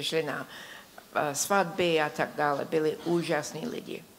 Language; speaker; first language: Czech; early bilingual, heritage; Czech